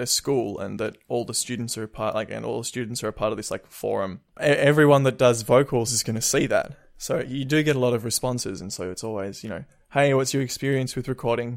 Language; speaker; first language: English; native; English